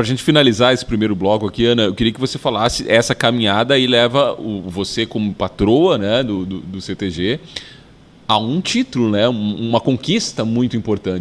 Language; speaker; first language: Portuguese; native; Portuguese